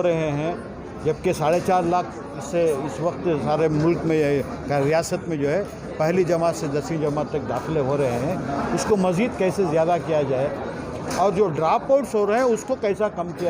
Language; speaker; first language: Urdu; native; Urdu